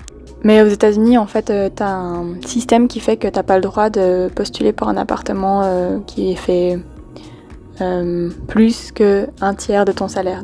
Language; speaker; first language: French; native; French